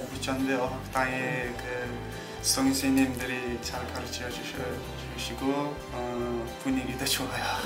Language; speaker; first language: Korean; non-native, learner; Uzbek